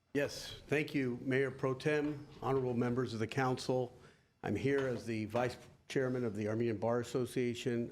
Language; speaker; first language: English; early bilingual, other home language; Armenian